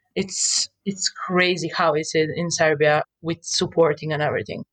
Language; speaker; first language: English; non-native, fluent; Serbian